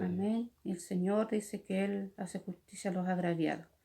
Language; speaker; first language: Spanish; native; Spanish